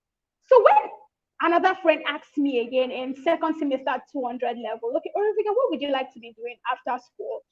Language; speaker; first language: English; non-native, local second language; Yoruba